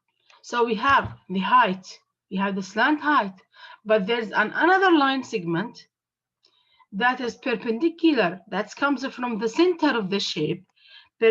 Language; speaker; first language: English; non-native, fluent; Arabic